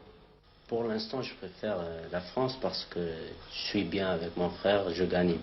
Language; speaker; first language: French; non-native, local second language; Arabic